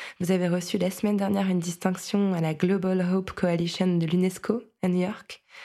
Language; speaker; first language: French; native; French